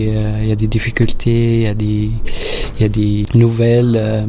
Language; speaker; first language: French; non-native, learner; Arabic